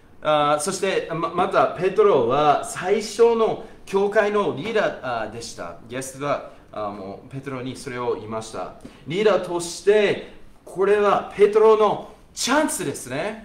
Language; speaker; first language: Japanese; non-native, fluent; English